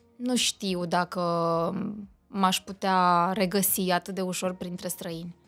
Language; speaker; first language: Romanian; native; Romanian